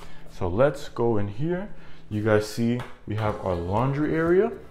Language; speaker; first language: English; early bilingual, other home language; Spanish